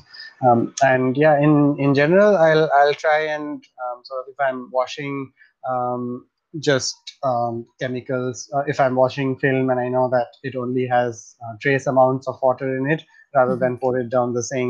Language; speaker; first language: English; non-native, local second language; Bangla